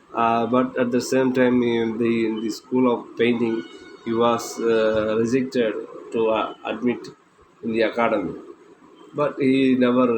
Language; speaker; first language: English; non-native, local second language; Tamil